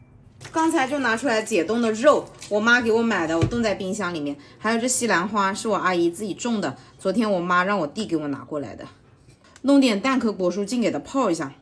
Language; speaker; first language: Chinese; native; Chinese